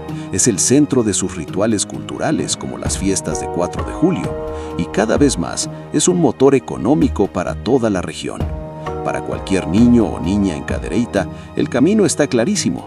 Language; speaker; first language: Spanish; native; Spanish